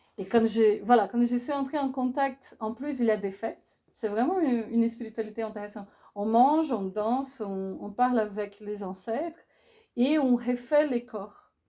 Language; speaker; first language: French; non-native, fluent; Portuguese